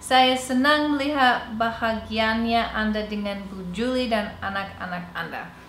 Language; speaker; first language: Indonesian; non-native, fluent; English